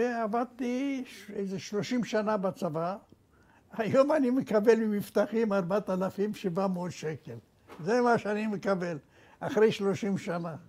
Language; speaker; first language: Hebrew; non-native, fluent; Romanian